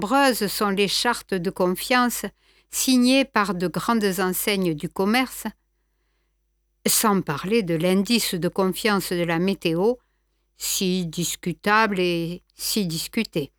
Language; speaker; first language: French; native; French